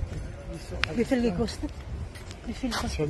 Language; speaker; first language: German; non-native, learner; Filipino